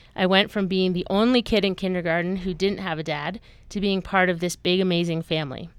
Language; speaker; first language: English; native; English